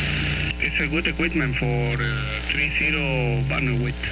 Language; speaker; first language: English; non-native, learner; Spanish